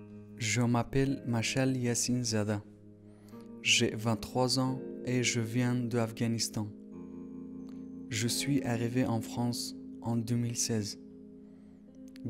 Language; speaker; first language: French; non-native, learner; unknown